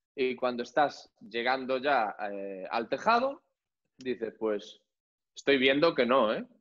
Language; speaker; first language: Spanish; native; Spanish